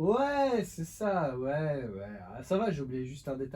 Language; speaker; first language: French; native; French